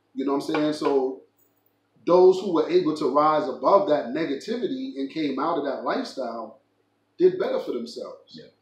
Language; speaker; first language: English; native; English